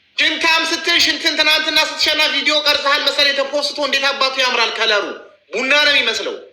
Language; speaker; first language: Amharic; native; Amharic